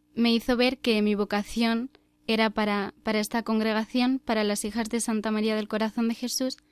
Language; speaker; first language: Spanish; native; Spanish